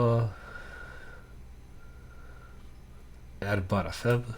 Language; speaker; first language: Swedish; non-native, learner; Dutch